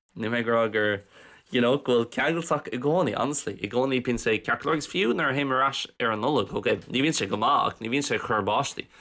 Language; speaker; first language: Irish; non-native, local second language; English